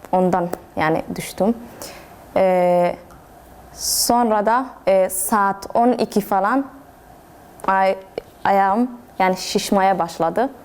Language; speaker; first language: Turkish; non-native, fluent; Somali